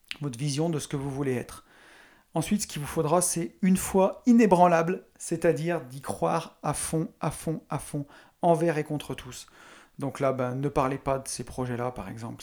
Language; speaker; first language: French; native; French